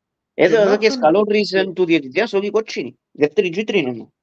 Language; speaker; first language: Greek; early bilingual, heritage; Greek